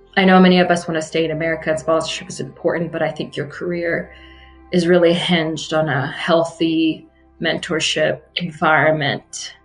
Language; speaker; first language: English; non-native, fluent; Arabic